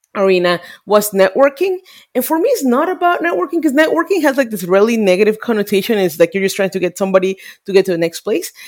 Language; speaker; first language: English; non-native, fluent; Spanish